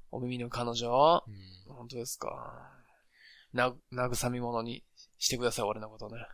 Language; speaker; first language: Japanese; native; Japanese